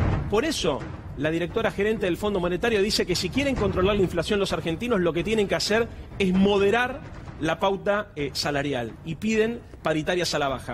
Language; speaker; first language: Spanish; native; Spanish